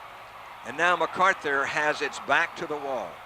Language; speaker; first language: English; native; English